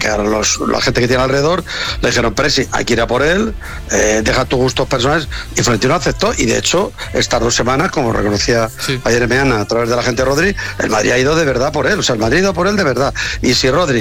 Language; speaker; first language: Spanish; native; Spanish